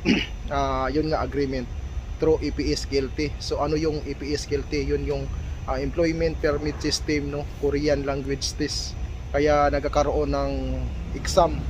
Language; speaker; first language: Filipino; non-native, local second language; Cebuano